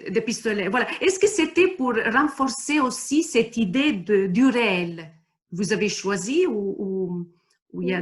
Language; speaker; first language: French; non-native, fluent; Italian